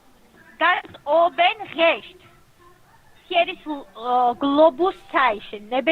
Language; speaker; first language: German; non-native, fluent; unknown